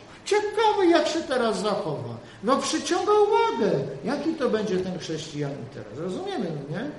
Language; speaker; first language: Polish; native; Polish